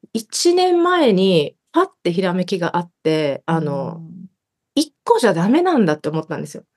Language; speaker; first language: Japanese; native; Japanese